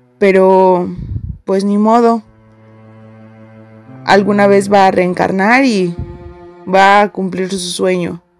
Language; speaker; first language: Spanish; native; Spanish